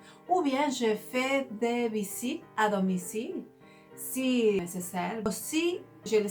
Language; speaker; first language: French; non-native, fluent; Spanish